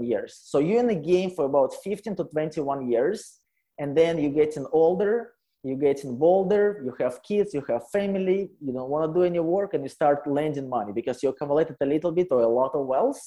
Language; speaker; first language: English; non-native, fluent; Russian